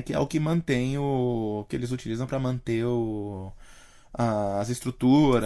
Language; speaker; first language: Portuguese; native; Portuguese